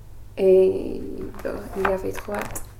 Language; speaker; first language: French; non-native, learner; English